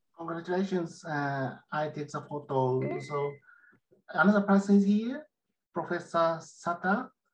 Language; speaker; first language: English; non-native, learner; Japanese